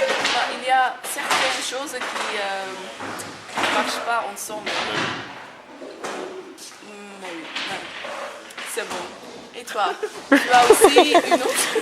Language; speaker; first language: French; non-native, local second language; Dutch